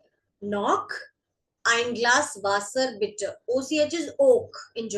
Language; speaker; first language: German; non-native, fluent; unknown